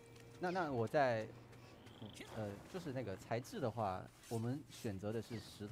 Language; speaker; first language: Chinese; native; Chinese